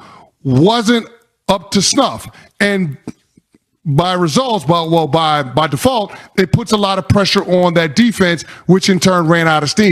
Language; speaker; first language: English; native; English